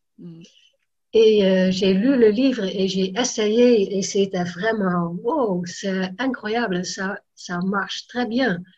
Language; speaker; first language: French; non-native, fluent; Dutch